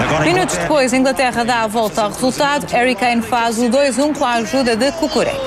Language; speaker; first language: Portuguese; native; Portuguese